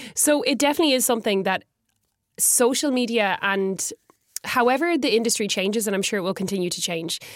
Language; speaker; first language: English; native; English